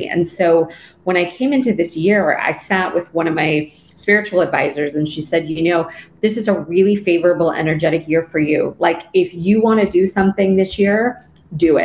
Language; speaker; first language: English; native; English